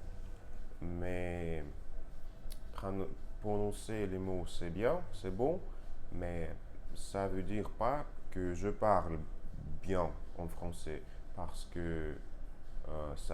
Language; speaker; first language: French; non-native, learner; Russian